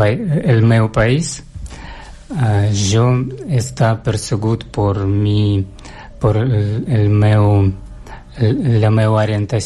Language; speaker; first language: Catalan; non-native, learner; Russian